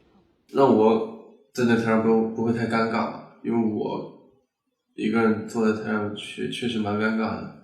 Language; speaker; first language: Chinese; native; Chinese